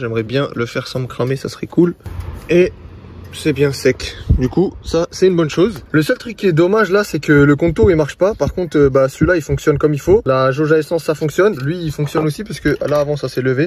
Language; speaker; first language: French; native; French